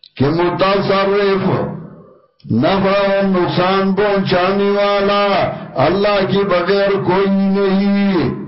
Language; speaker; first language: Urdu; non-native, local second language; Pashto